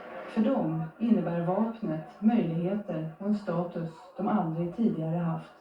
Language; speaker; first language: Swedish; native; Swedish